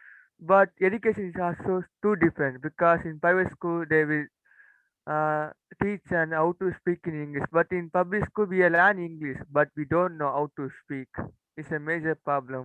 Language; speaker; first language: English; non-native, learner; Tamil